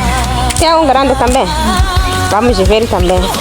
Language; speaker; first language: Portuguese; non-native, learner; Kinyarwanda